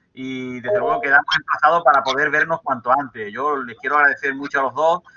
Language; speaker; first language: Spanish; native; Spanish